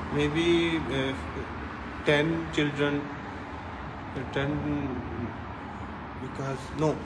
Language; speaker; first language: English; non-native, learner; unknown